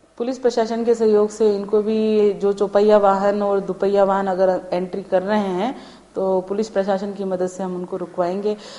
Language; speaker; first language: Hindi; native; Hindi